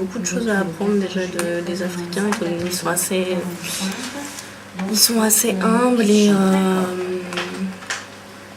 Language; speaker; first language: French; native; French